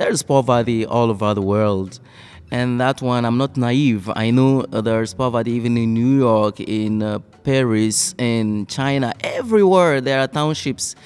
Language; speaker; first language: English; non-native, fluent; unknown